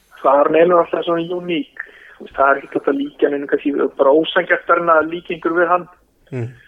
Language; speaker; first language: Icelandic; native; Icelandic